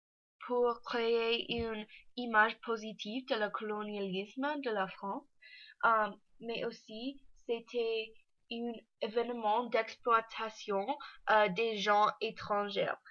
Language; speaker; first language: French; non-native, learner; English